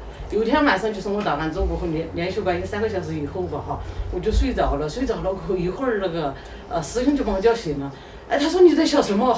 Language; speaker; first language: Chinese; native; Chinese